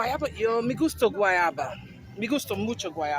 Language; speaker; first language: Spanish; non-native, learner; English